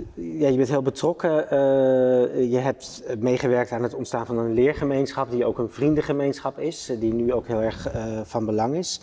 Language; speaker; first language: Dutch; native; Dutch